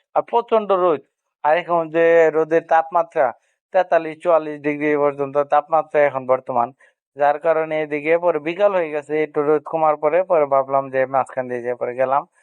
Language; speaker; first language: Bangla; native; Bangla